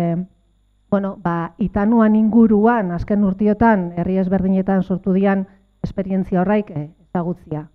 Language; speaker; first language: Basque; native; Basque